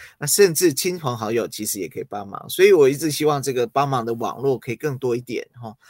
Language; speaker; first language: Chinese; early bilingual, other home language; English